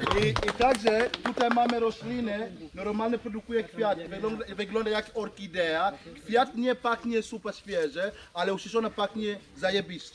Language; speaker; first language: Polish; non-native, learner; Swahili